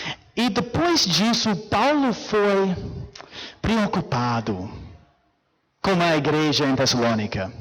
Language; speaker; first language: Portuguese; non-native, fluent; English